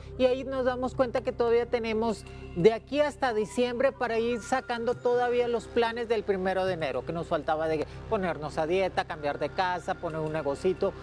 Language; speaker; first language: Spanish; native; Spanish